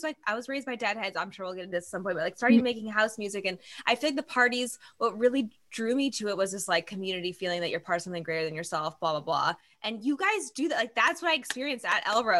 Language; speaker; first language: English; native; English